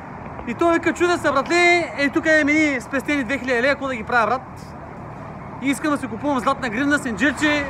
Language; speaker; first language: Bulgarian; native; Bulgarian